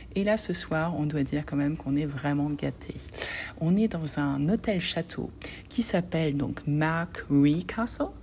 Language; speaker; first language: French; native; French